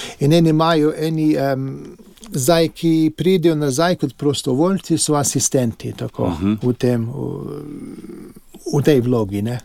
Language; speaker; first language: Slovenian; early bilingual, heritage; English